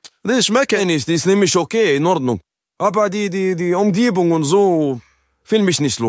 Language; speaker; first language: German; non-native, learner; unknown